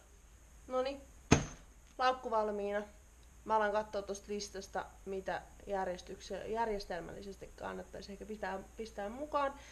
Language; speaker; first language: Finnish; native; Finnish